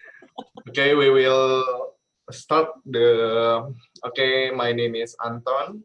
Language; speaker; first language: English; non-native, learner; Indonesian